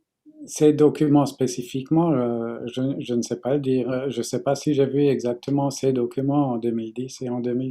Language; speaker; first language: French; non-native, fluent; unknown